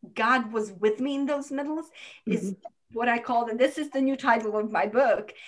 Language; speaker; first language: English; non-native, fluent; Croatian